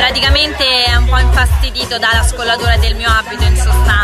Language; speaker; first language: Italian; native; Italian